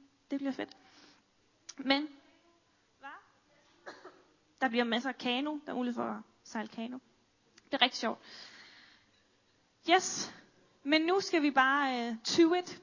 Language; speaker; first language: Danish; native; Danish